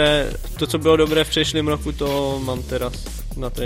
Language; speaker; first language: Polish; non-native, learner; Czech